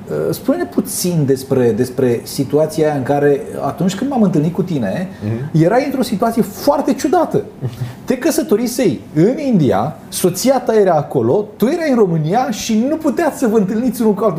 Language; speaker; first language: Romanian; native; Romanian